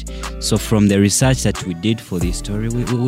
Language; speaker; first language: English; non-native, local second language; Ganda